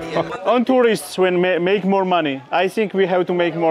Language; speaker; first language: English; non-native, learner; Georgian